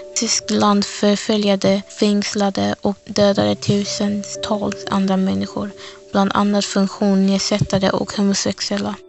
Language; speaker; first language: Swedish; early bilingual, other home language; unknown